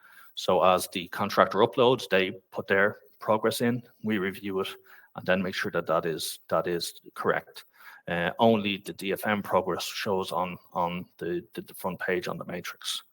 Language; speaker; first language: English; native; English